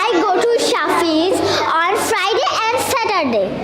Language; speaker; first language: English; non-native, learner; Bangla